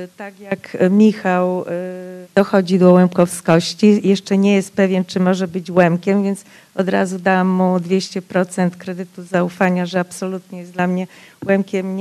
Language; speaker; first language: Polish; non-native, local second language; Rusyn